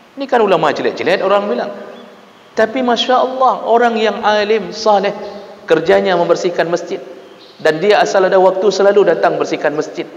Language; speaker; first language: Malay; non-native, local second language; Achinese